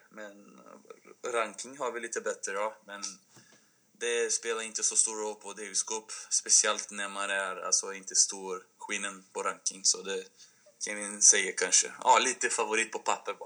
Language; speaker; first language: Swedish; non-native, fluent; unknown